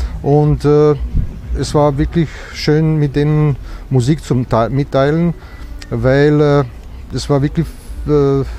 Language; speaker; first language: German; non-native, fluent; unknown